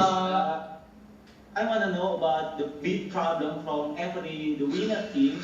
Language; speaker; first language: English; non-native, learner; Indonesian